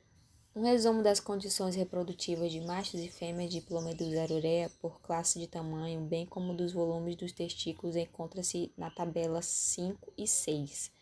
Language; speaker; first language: Portuguese; native; Portuguese